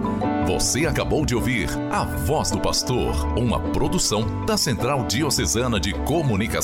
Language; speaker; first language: Portuguese; native; Portuguese